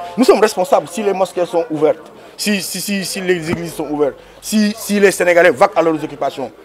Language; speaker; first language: French; non-native, local second language; Wolof